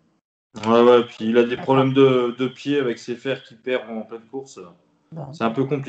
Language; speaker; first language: French; native; French